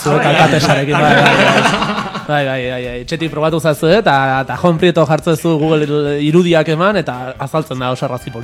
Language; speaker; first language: Basque; native; Basque